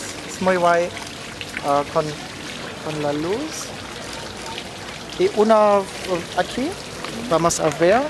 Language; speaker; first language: Spanish; non-native, learner; German